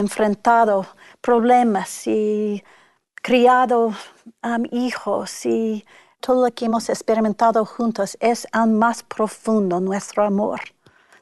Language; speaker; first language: Spanish; non-native, fluent; English